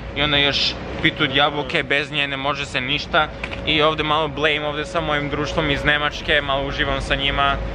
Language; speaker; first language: Serbian; early bilingual, heritage; Serbian